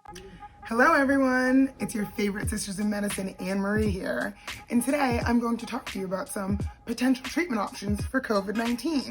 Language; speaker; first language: English; native; English